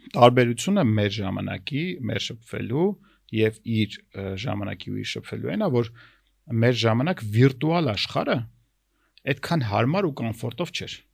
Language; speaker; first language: Armenian; native; Armenian